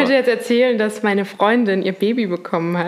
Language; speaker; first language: German; native; German